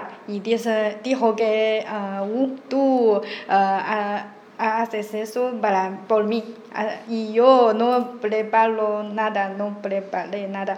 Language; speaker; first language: Spanish; non-native, learner; Chinese